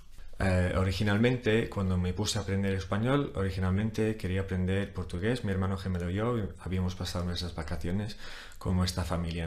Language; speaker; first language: Spanish; non-native, fluent; English